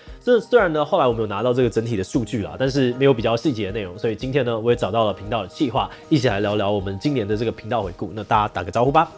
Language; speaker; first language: Chinese; native; Chinese